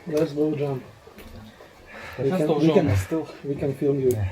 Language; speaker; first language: English; non-native, learner; Russian